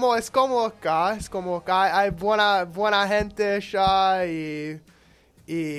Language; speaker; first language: Spanish; non-native, learner; English